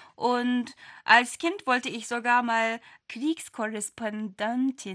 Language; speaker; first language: German; non-native, learner; Turkish